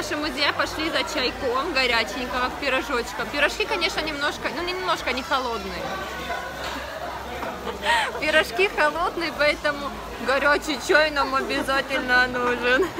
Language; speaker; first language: Russian; native; Russian